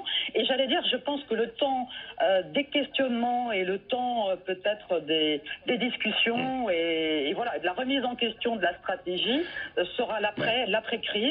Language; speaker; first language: French; native; French